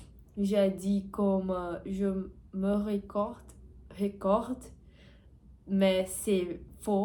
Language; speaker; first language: French; non-native, learner; Portuguese